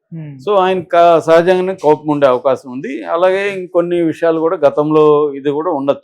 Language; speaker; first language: Telugu; native; Telugu